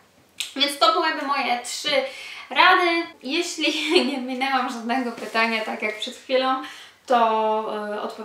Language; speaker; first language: Polish; early bilingual, heritage; Polish